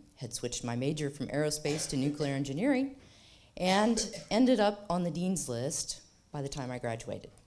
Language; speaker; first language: English; native; English